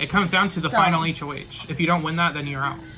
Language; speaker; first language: English; native; English